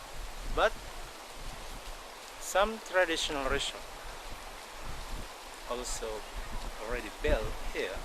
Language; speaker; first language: English; non-native, local second language; Indonesian